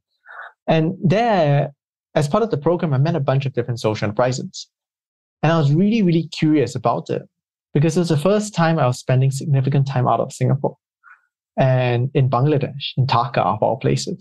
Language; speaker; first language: English; native; English